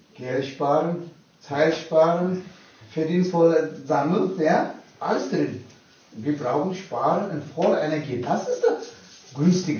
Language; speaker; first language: German; non-native, learner; Tibetan